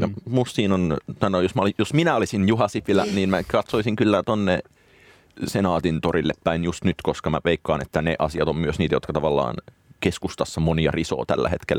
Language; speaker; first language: Finnish; native; Finnish